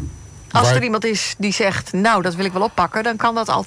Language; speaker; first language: Dutch; native; Dutch